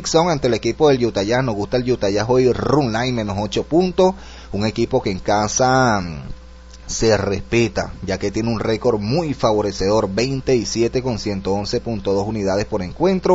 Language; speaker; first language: Spanish; native; Spanish